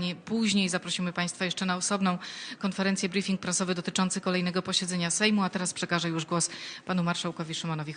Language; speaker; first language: Polish; native; Polish